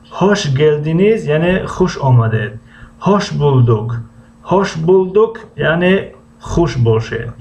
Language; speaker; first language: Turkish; non-native, fluent; Tajik